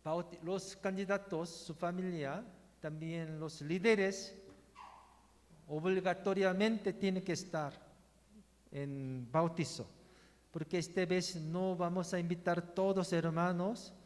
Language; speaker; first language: Spanish; non-native, learner; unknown